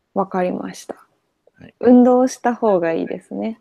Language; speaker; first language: Japanese; non-native, fluent; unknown